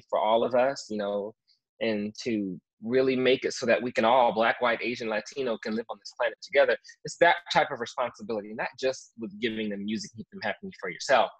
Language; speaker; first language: English; native; English